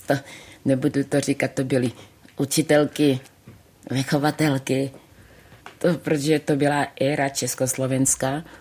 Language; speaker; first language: Czech; early bilingual, other home language; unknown